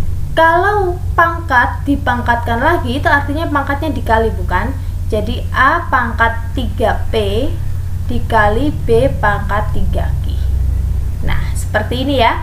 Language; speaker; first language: Indonesian; native; Indonesian